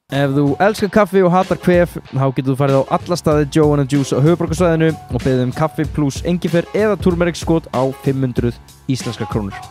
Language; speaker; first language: Icelandic; native; Icelandic